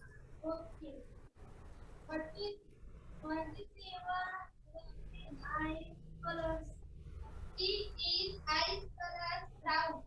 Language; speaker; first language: English; non-native, learner; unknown